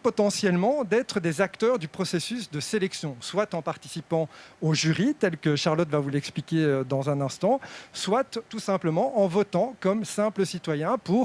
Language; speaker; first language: French; native; French